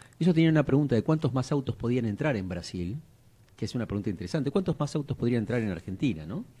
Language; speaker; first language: Spanish; native; Spanish